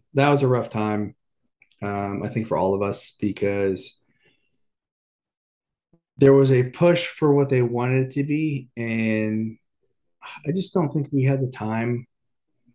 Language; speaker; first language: English; native; English